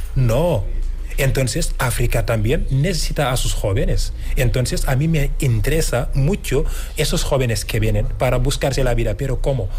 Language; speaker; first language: Spanish; non-native, fluent; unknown